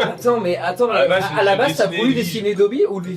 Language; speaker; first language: French; native; French